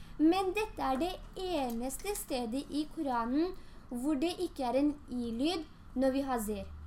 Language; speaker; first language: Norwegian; early bilingual, other home language; Urdu